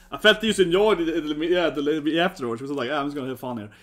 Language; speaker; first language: English; non-native, fluent; Swedish